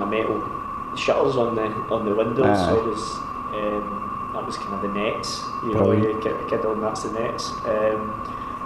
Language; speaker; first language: English; native; English